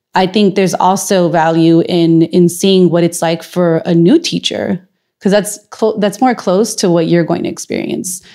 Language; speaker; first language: English; native; English